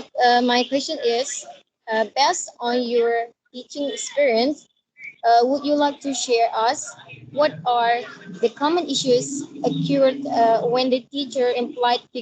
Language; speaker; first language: English; non-native, fluent; Indonesian